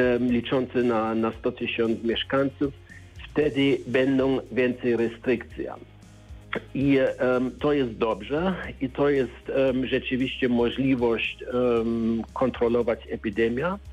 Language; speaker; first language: Polish; non-native, learner; German